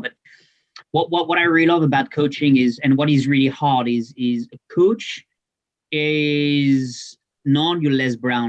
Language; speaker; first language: English; non-native, fluent; French